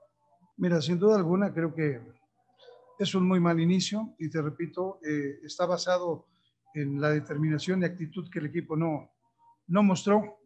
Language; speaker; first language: Spanish; native; Spanish